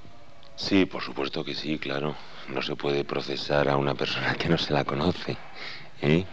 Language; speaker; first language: Spanish; native; Spanish